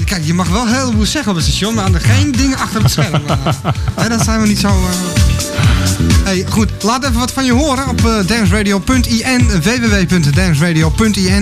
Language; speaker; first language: Dutch; native; Dutch